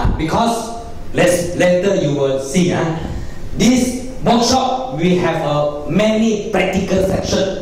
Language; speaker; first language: English; non-native, local second language; Min Nan Chinese